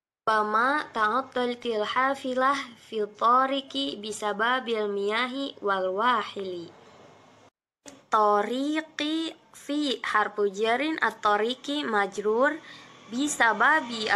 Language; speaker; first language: Arabic; non-native, learner; Indonesian